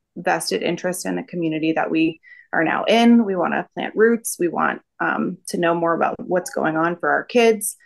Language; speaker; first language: English; native; English